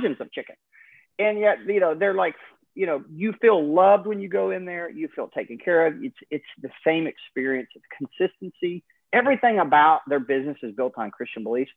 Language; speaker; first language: English; native; English